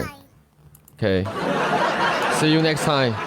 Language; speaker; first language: English; non-native, fluent; Chinese